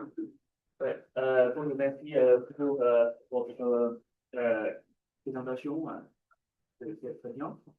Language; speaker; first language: French; non-native, learner; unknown